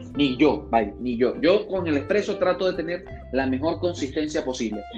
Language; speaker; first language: Spanish; native; Spanish